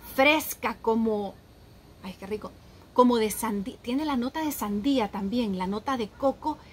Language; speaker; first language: Spanish; native; Spanish